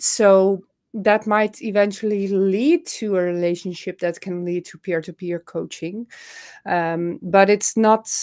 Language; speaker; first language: English; non-native, fluent; Dutch